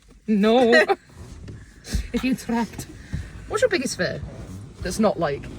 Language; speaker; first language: English; native; English